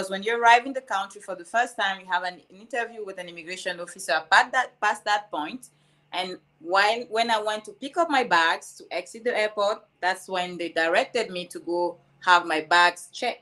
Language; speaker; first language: English; non-native, local second language; French